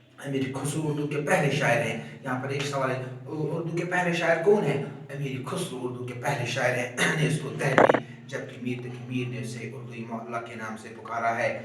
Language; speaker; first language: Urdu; non-native, local second language; Kashmiri